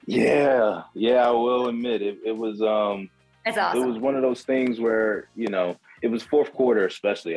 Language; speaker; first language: English; native; English